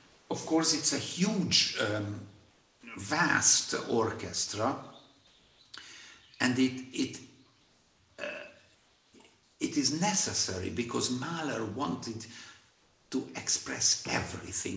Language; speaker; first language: English; non-native, fluent; Hungarian